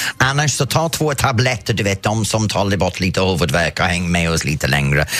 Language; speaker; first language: Swedish; non-native, fluent; English